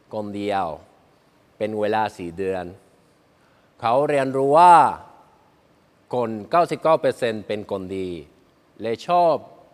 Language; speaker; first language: Thai; non-native, learner; Spanish